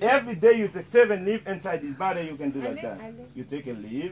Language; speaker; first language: English; non-native, learner; Spanish